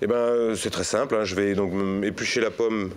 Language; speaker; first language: French; native; French